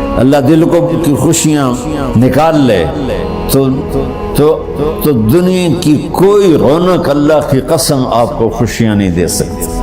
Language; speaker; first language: Urdu; non-native, local second language; Punjabi